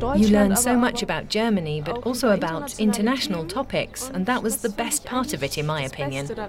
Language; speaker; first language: English; non-native, fluent; Turkish